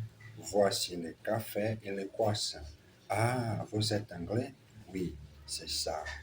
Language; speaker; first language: French; non-native, learner; Portuguese